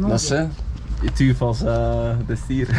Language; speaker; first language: Spanish; non-native, learner; Dutch